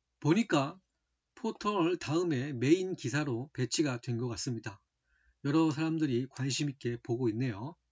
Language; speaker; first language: Korean; native; Korean